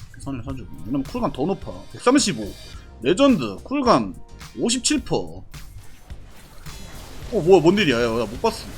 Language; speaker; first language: Korean; native; Korean